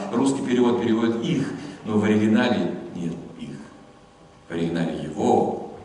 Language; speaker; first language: Russian; non-native, fluent; German